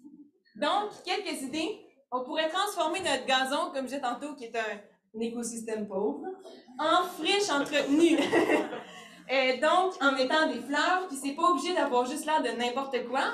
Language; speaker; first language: French; native; French